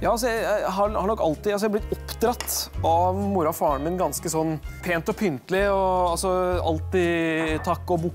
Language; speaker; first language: Norwegian; native; Norwegian